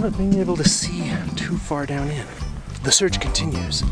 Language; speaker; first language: English; native; English